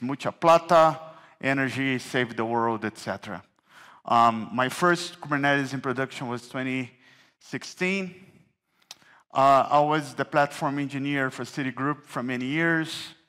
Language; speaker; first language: English; non-native, fluent; Portuguese